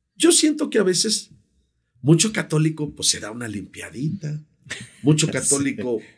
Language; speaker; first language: Spanish; native; Spanish